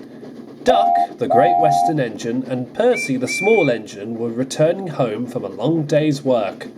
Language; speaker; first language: English; native; English